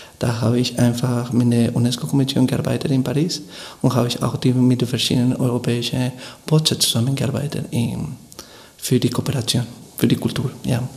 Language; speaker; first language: German; non-native, fluent; Spanish